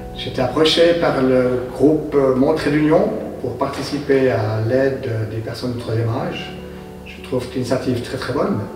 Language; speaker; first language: French; native; French